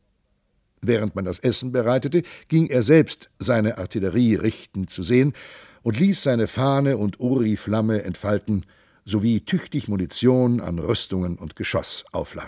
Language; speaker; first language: German; native; German